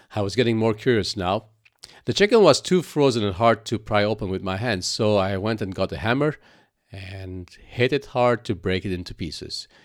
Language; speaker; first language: English; non-native, fluent; Arabic